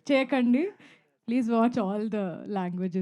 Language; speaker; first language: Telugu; non-native, fluent; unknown